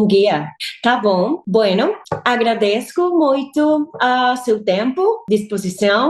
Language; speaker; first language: Portuguese; non-native, learner; Spanish